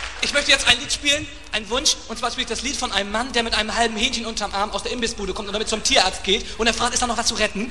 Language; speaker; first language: German; native; German